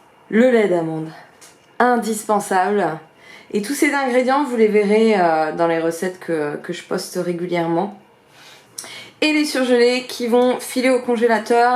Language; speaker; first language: French; native; French